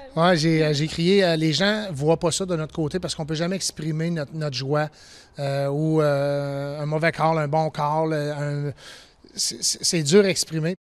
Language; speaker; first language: French; native; French